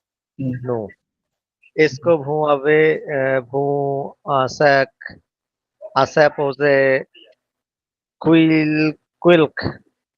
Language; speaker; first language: French; non-native, learner; Bangla